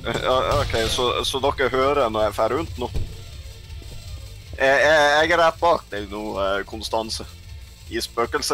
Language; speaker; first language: Norwegian; native; Norwegian